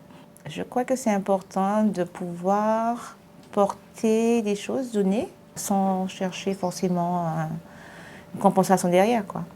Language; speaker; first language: French; native; French